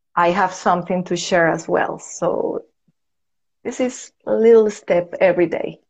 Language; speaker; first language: English; non-native, learner; Spanish